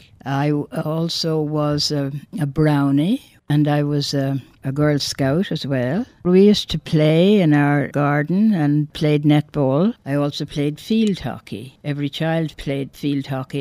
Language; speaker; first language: English; native; English